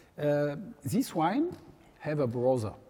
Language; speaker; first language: English; non-native, learner; French